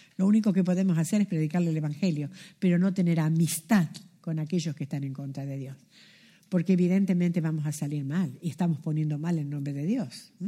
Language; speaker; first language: Spanish; native; Spanish